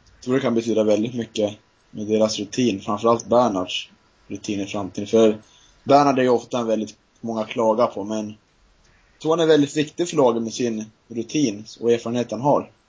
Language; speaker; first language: Swedish; native; Swedish